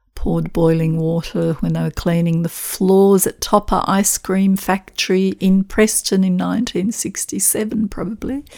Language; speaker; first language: English; non-native, fluent; Macedonian